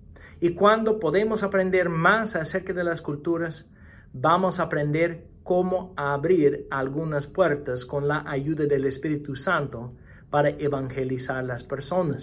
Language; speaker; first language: Spanish; non-native, fluent; English